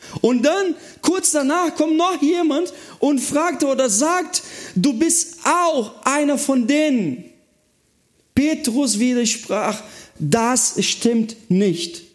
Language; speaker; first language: German; non-native, fluent; Portuguese